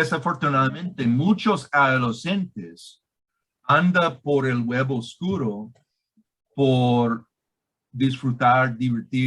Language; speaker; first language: Spanish; non-native, fluent; English